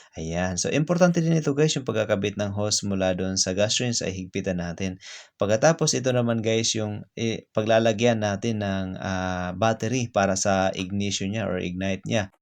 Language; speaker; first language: Filipino; non-native, local second language; Cebuano